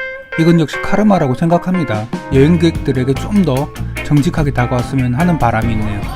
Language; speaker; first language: Korean; native; Korean